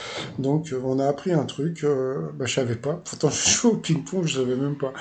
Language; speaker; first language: French; native; French